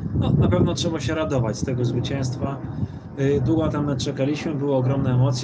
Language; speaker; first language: Polish; native; Polish